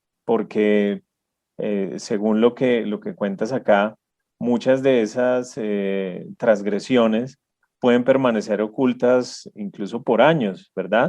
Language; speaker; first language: Spanish; native; Spanish